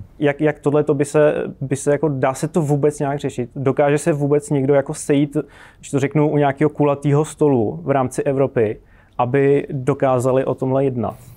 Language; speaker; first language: Czech; native; Czech